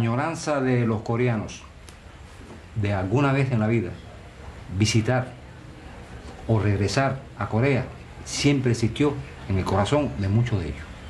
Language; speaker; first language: Spanish; native; Spanish